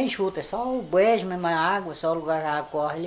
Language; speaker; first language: Portuguese; native; Portuguese